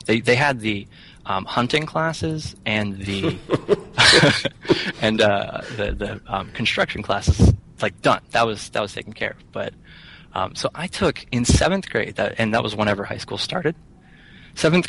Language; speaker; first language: English; native; English